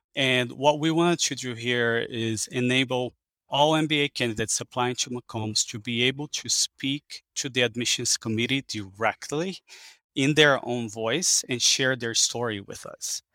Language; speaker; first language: English; early bilingual, other home language; Portuguese